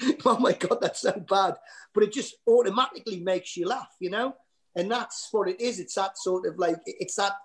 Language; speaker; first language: English; native; English